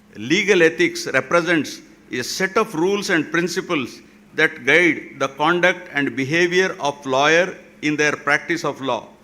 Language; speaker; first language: English; non-native, local second language; Kannada